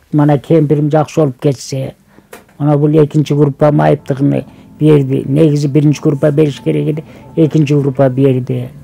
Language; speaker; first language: Kyrgyz; early bilingual, heritage; Kyrgyz